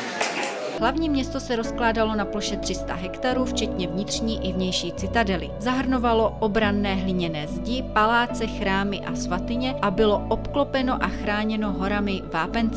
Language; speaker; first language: Czech; native; Czech